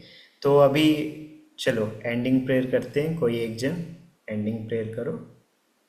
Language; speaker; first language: Hindi; native; Hindi